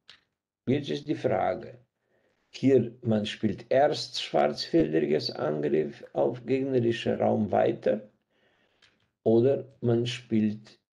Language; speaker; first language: German; non-native, fluent; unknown